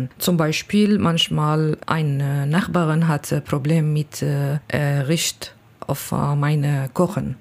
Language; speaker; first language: German; non-native, learner; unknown